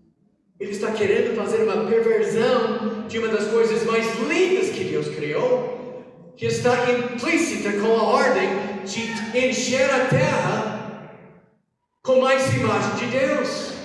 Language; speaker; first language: Portuguese; non-native, fluent; English